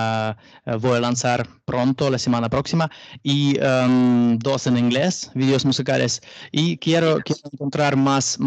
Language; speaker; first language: Spanish; non-native, learner; Russian